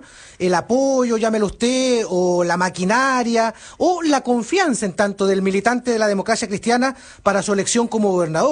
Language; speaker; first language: Spanish; native; Spanish